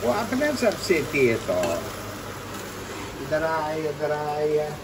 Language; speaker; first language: Dutch; non-native, local second language; Caribbean Hindustani